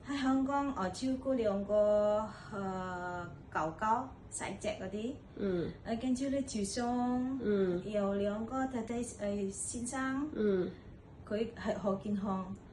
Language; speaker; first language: Cantonese; non-native, learner; Indonesian